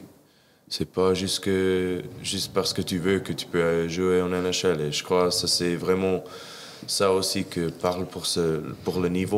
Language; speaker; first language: French; non-native, fluent; English